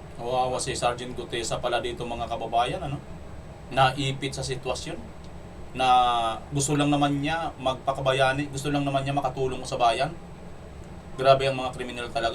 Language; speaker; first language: Filipino; native; Filipino